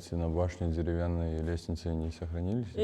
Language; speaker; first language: Russian; non-native, local second language; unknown